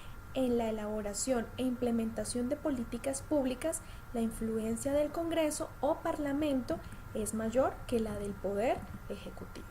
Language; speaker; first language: Spanish; native; Spanish